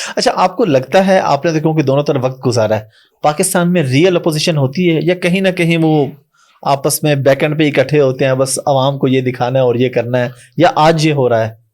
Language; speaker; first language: Urdu; native; Urdu